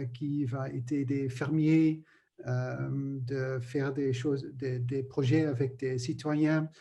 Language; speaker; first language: French; non-native, learner; Dutch